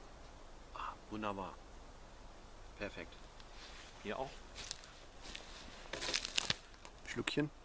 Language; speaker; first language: German; native; German